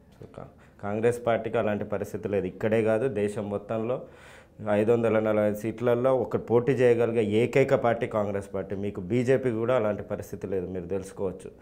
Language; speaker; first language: Telugu; native; Telugu